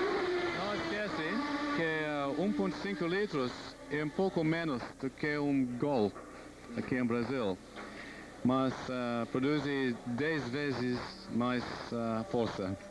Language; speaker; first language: Portuguese; non-native, learner; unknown